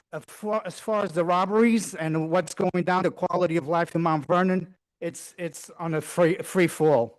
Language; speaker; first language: English; non-native, fluent; Portuguese